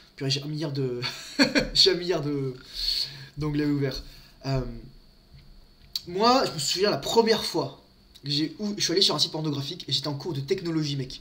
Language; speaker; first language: French; native; French